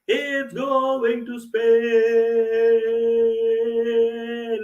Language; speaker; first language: English; non-native, local second language; Malayalam